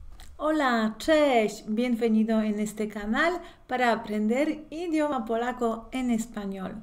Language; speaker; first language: Spanish; non-native, fluent; Polish